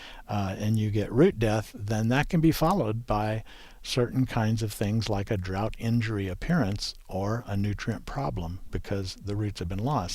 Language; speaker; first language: English; native; English